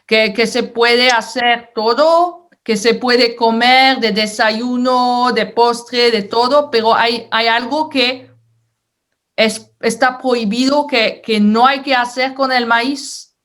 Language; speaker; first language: Spanish; non-native, fluent; French